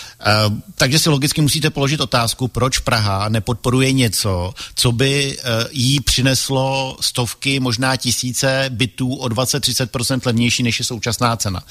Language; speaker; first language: Czech; native; Czech